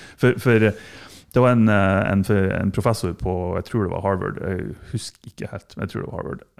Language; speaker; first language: Norwegian; non-native, fluent; German